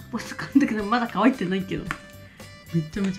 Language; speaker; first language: Japanese; non-native, fluent; Spanish